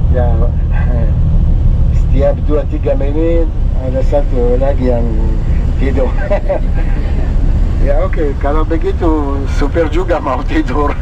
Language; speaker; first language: Indonesian; non-native, fluent; Hebrew